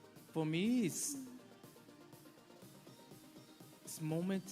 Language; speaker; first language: English; non-native, learner; Portuguese